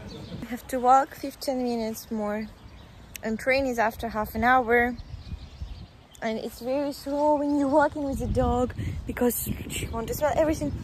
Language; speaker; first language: English; non-native, fluent; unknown